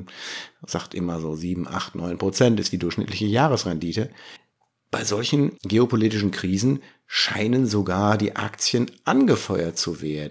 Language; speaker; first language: German; native; German